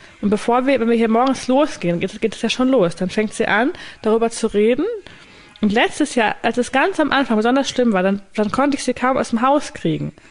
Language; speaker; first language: German; native; German